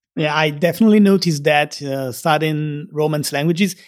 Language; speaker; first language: English; non-native, fluent; Italian